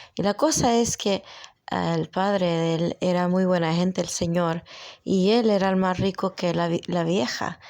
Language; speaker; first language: Spanish; early bilingual, heritage; Spanish